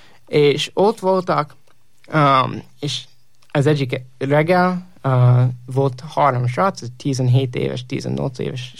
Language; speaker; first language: Hungarian; non-native, learner; English